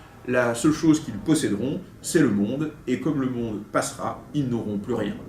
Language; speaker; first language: French; native; French